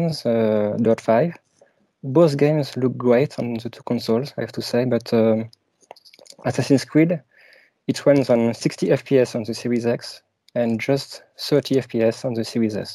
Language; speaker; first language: English; non-native, fluent; French